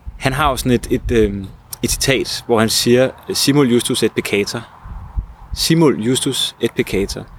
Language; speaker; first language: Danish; native; Danish